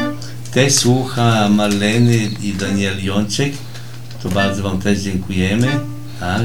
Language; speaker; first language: Polish; early bilingual, heritage; Portuguese